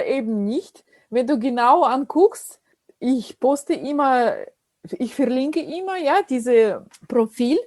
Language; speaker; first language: German; non-native, fluent; Russian